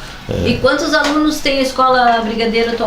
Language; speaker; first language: Portuguese; native; Portuguese